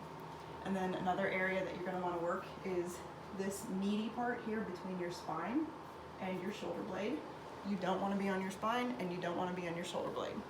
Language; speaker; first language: English; native; English